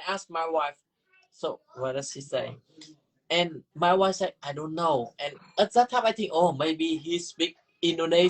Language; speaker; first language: English; non-native, learner; Vietnamese